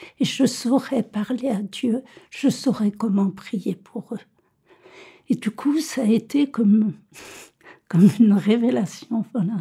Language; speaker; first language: French; native; French